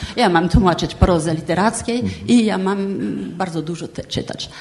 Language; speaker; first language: Polish; non-native, fluent; French